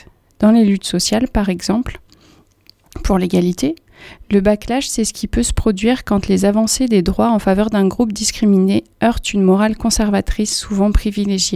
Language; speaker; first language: French; native; French